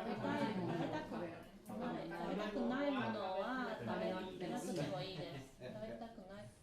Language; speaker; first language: Japanese; non-native, learner; English